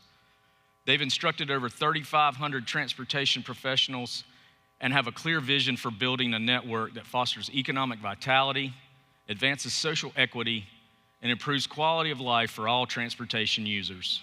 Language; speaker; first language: English; native; English